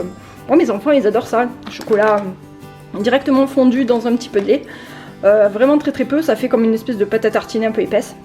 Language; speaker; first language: French; native; French